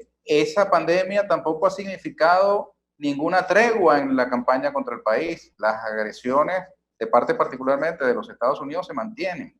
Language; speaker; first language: Spanish; native; Spanish